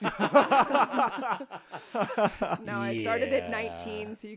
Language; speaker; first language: English; native; English